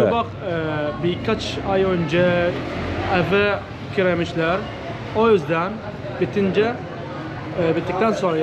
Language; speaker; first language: Turkish; non-native, learner; Arabic